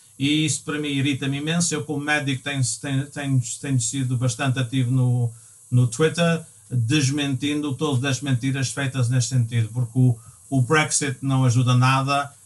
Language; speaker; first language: Portuguese; early bilingual, other home language; English